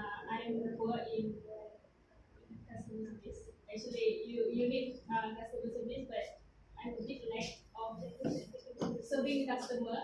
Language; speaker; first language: English; non-native, local second language; Malay